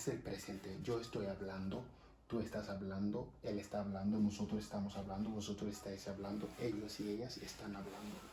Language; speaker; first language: Spanish; non-native, fluent; Wolof